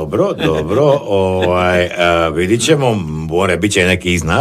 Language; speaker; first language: Croatian; native; Croatian